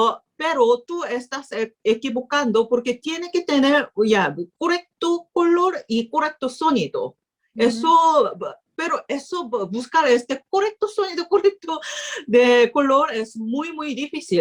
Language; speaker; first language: Spanish; non-native, learner; Korean